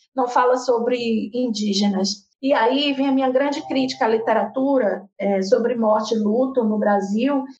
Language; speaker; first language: Portuguese; native; Portuguese